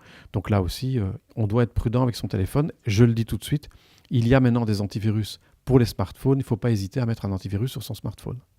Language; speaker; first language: French; native; French